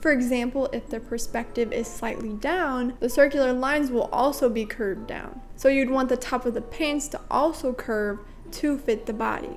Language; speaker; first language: English; native; English